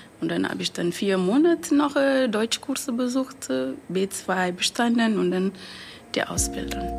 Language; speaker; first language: German; non-native, fluent; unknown